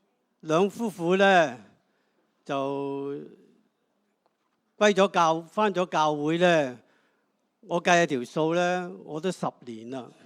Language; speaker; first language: Cantonese; native; Cantonese